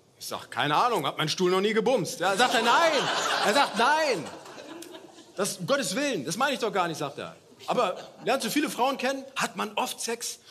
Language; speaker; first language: German; early bilingual, other home language; Turkish